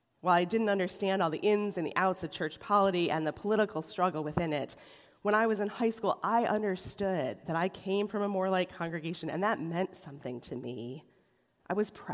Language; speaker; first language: English; native; English